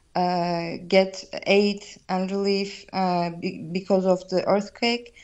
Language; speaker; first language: English; non-native, fluent; Turkish